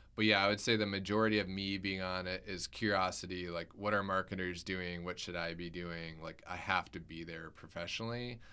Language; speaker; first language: English; native; English